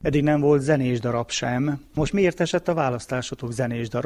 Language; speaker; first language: Hungarian; native; Hungarian